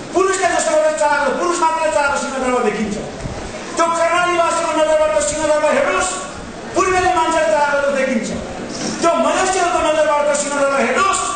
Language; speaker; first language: Nepali; non-native, local second language; Sherpa